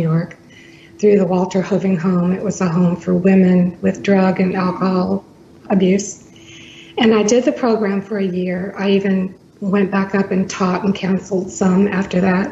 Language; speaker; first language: English; native; English